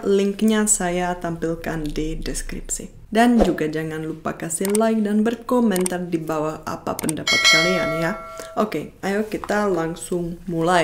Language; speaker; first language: Indonesian; non-native, fluent; Czech